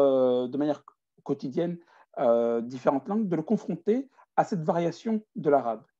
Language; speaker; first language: French; native; French